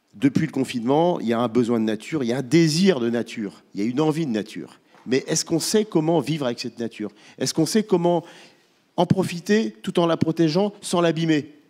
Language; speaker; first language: French; native; French